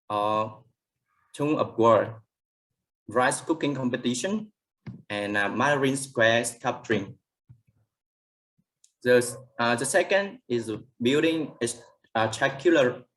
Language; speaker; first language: English; non-native, learner; Vietnamese